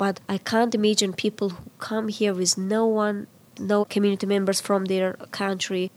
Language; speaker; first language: English; non-native, fluent; Uzbek